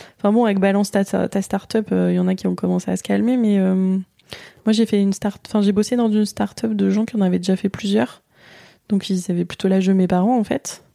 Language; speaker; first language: French; native; French